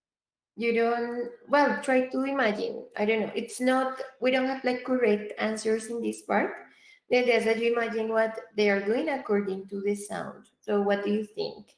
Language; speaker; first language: English; non-native, fluent; Spanish